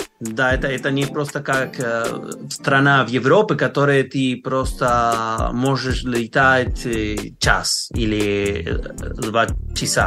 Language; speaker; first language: Russian; non-native, learner; Spanish